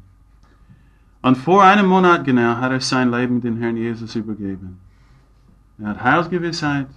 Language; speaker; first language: German; non-native, fluent; English